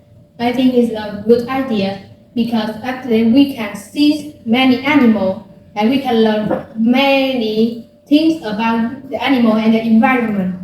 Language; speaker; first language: English; non-native, learner; Vietnamese